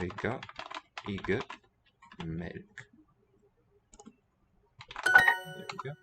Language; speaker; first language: Danish; non-native, learner; English